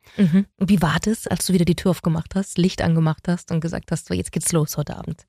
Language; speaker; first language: German; native; German